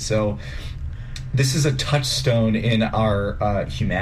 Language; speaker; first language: English; native; English